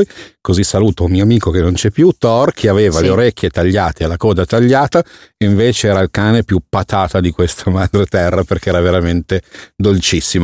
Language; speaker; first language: Italian; native; Italian